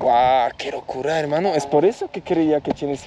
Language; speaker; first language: Spanish; non-native, learner; French